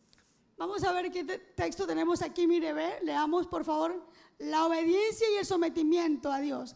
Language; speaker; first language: Spanish; native; Spanish